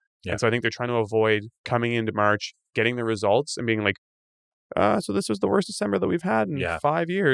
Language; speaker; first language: English; native; English